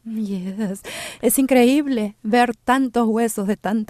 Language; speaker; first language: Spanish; native; Spanish